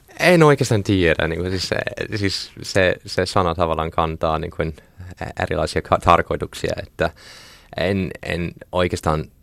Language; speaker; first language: Finnish; non-native, fluent; English